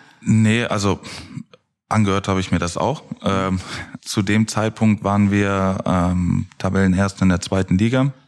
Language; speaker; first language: German; native; German